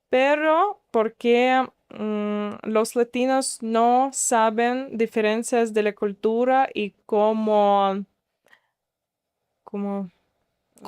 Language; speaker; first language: Spanish; non-native, learner; Russian